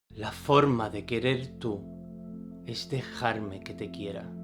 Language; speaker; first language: Spanish; native; Spanish